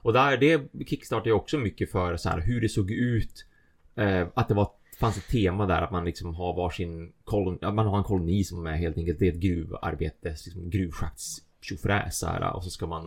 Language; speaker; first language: Swedish; native; Swedish